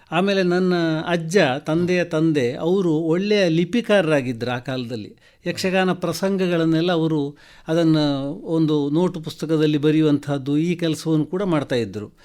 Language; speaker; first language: Kannada; native; Kannada